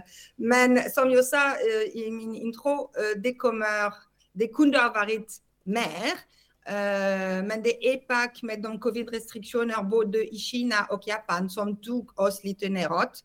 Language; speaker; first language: Swedish; non-native, fluent; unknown